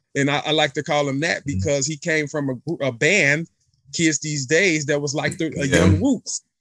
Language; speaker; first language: English; native; English